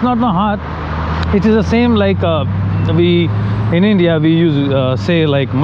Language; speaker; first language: English; non-native, learner; Hindi